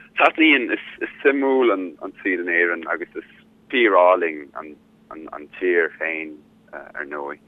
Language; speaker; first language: Irish; non-native, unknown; German